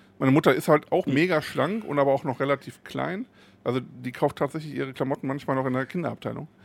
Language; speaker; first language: German; native; German